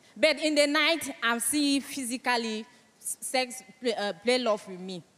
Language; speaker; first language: English; non-native, local second language; French